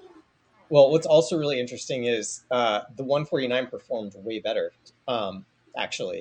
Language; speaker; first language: English; native; English